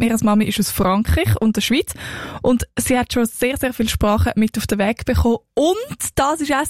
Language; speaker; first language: German; native; German